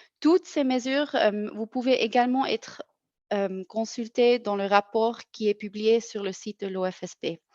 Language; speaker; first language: French; non-native, local second language; German